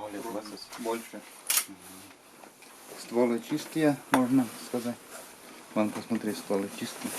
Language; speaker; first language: Russian; native; Russian